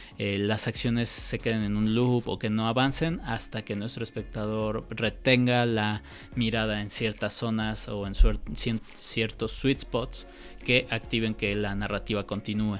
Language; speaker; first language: Spanish; native; Spanish